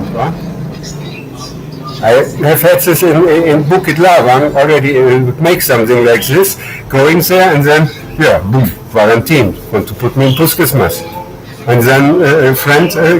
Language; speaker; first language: English; non-native, learner; German